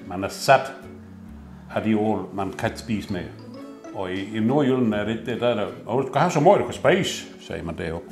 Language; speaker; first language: Danish; native; Danish